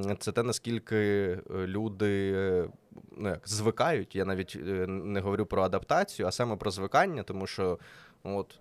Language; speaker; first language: Ukrainian; non-native, local second language; Russian